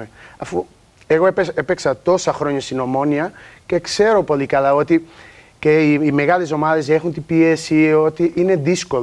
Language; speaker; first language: Greek; non-native, learner; Portuguese